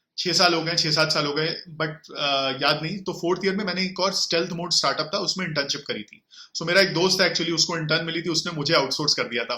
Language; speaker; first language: Hindi; native; Hindi